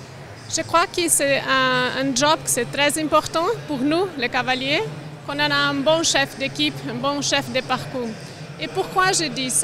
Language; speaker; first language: French; non-native, learner; Portuguese